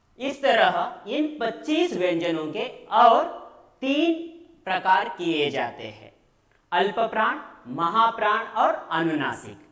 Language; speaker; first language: Hindi; non-native, local second language; Marathi